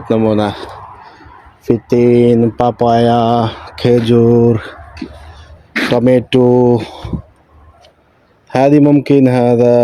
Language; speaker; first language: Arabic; non-native, learner; Bangla